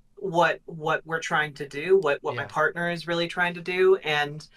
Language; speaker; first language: English; native; English